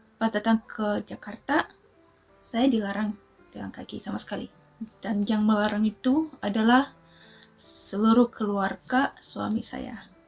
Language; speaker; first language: Indonesian; non-native, fluent; Russian